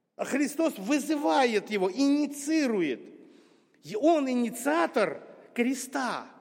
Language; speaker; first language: Russian; non-native, local second language; Armenian